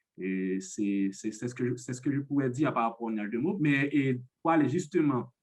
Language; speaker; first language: French; non-native, local second language; Haitian Creole